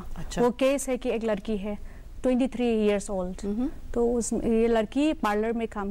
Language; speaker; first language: Hindi; non-native, local second language; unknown